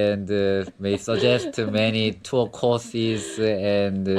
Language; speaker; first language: English; non-native, learner; Korean